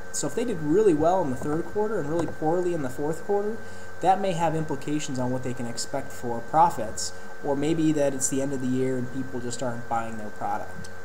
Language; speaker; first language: English; native; English